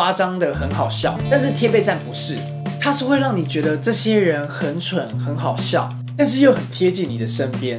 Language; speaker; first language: Chinese; native; Chinese